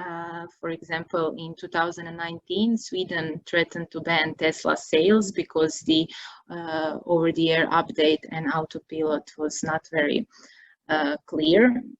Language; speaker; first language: English; non-native, fluent; Croatian